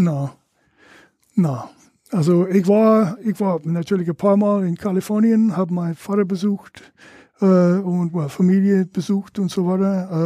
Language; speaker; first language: German; non-native, fluent; English